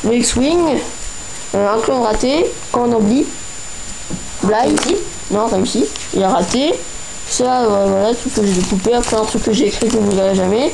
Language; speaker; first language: French; native; French